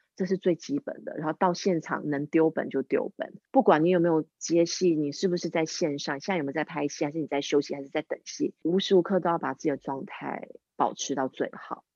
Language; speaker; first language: Chinese; non-native, local second language; English